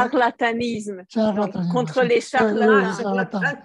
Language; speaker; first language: French; non-native, fluent; Hungarian